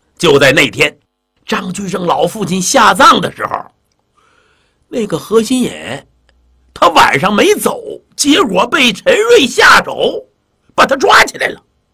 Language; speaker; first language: Chinese; native; Chinese